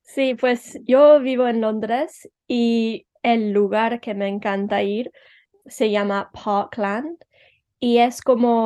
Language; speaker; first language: Spanish; early bilingual, heritage; Spanish